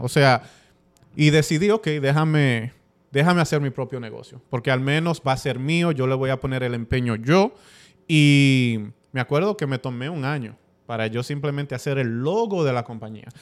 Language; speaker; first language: Spanish; early bilingual, heritage; Spanish